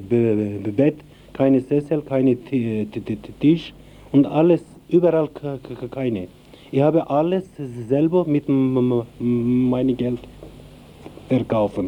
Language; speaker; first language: German; non-native, learner; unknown